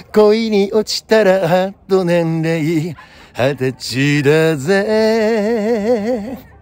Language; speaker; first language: Japanese; native; Japanese